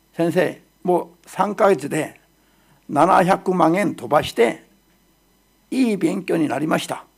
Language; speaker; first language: Japanese; non-native, fluent; Korean